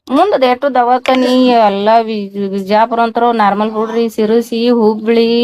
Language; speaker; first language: Kannada; native; Kannada